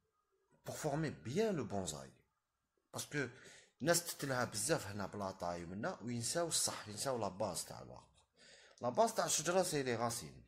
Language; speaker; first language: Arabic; native; Arabic